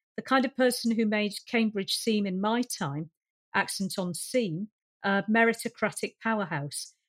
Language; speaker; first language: English; native; English